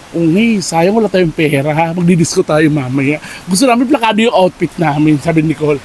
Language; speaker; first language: Filipino; native; Filipino